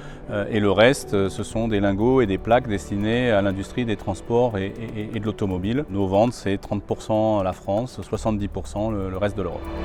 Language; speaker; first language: French; native; French